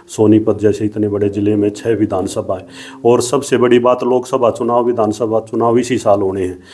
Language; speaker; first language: Hindi; native; Hindi